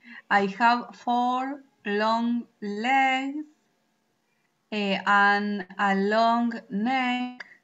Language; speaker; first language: English; non-native, learner; Spanish